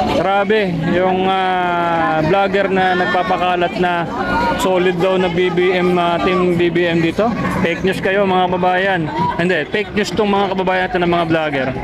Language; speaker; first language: Filipino; native; Filipino